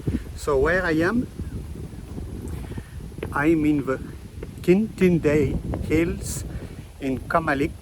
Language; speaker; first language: English; non-native, learner; French